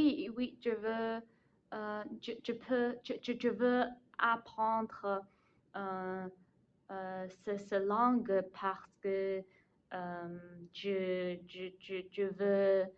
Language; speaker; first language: French; non-native, learner; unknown